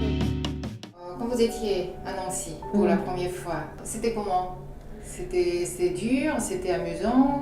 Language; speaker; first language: French; non-native, fluent; Korean